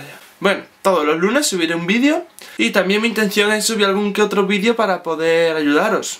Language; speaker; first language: Spanish; native; Spanish